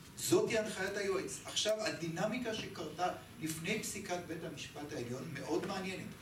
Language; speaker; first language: Hebrew; native; Hebrew